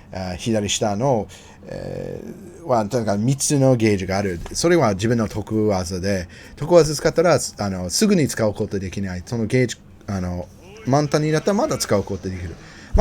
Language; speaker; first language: Japanese; non-native, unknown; English